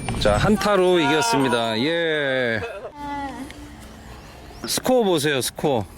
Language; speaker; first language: Korean; native; Korean